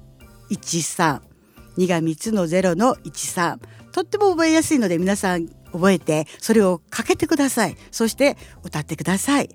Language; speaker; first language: Japanese; native; Japanese